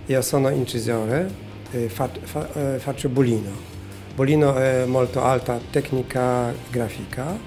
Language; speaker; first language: Italian; non-native, learner; Polish